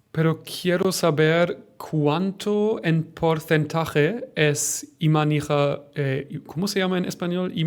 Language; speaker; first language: Spanish; non-native, fluent; German